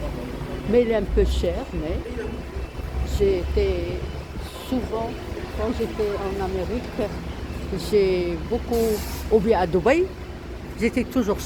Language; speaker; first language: French; non-native, local second language; Arabic